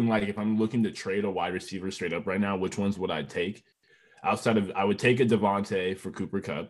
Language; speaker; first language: English; native; English